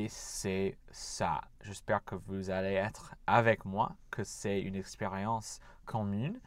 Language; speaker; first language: French; non-native, fluent; English